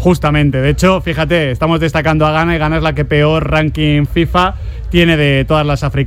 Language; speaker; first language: Spanish; native; Spanish